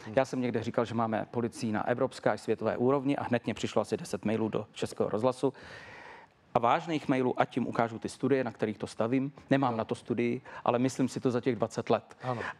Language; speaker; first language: Czech; native; Czech